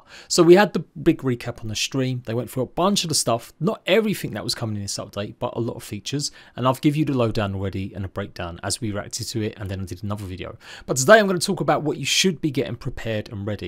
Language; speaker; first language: English; native; English